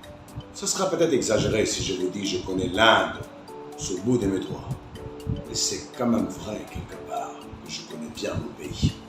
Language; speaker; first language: French; non-native, fluent; Hindi